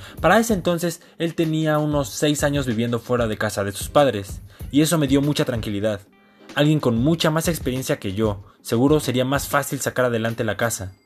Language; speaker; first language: Spanish; native; Spanish